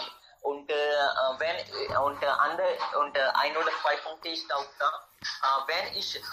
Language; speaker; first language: German; non-native, learner; Hindi